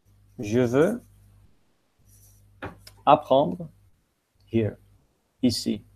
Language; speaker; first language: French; non-native, fluent; Dutch